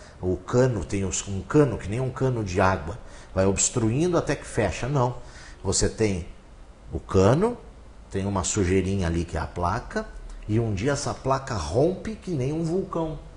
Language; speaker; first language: Portuguese; native; Portuguese